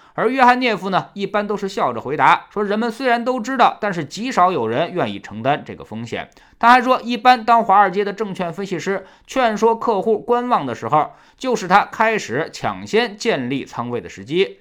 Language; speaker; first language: Chinese; native; Chinese